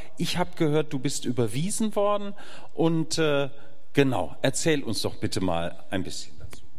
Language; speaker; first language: German; native; German